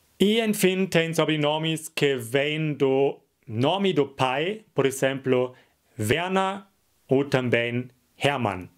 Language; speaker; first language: Portuguese; non-native, fluent; German